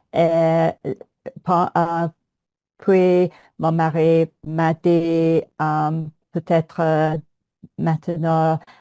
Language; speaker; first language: French; non-native, learner; English